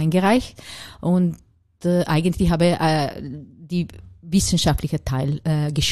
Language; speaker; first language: German; non-native, learner; Italian